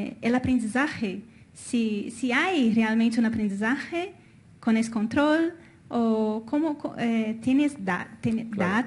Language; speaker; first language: Spanish; non-native, fluent; Portuguese